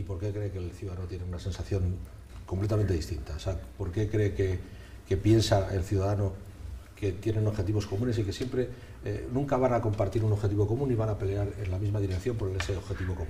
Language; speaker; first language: Spanish; native; Spanish